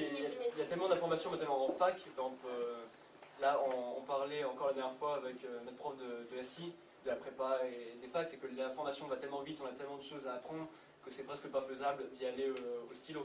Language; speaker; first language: French; native; French